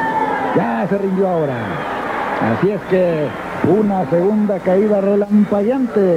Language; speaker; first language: Spanish; native; Spanish